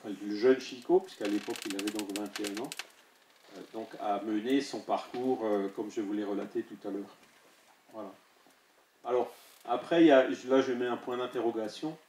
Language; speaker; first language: French; native; French